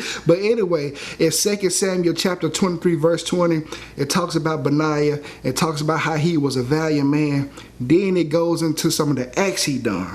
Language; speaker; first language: English; native; English